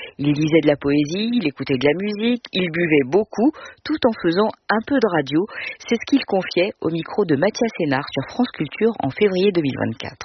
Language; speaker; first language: French; native; French